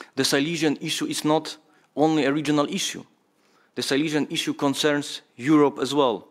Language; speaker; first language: English; non-native, fluent; Polish